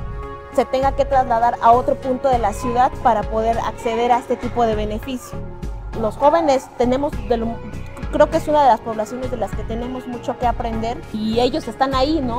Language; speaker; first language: Spanish; native; Spanish